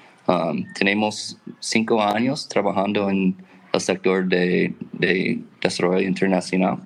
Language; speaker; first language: Spanish; non-native, fluent; English